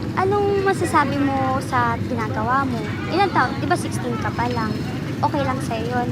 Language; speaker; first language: Filipino; native; Filipino